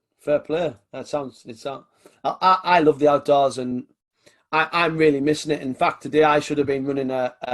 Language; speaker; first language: English; native; English